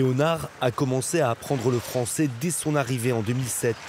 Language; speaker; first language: French; native; French